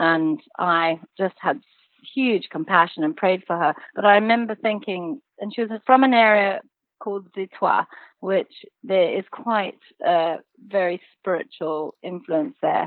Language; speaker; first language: English; native; English